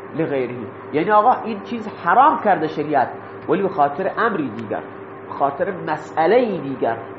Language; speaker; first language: Persian; non-native, local second language; Baluchi